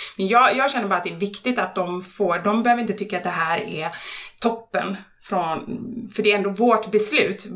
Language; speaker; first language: Swedish; native; Swedish